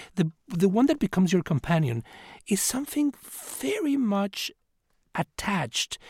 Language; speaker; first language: English; non-native, fluent; Spanish